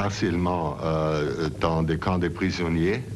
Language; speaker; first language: French; non-native, learner; German